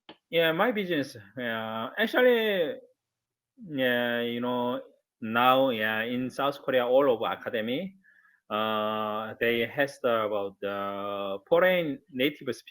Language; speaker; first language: English; non-native, learner; Korean